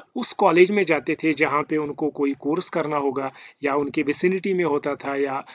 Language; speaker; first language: Hindi; native; Hindi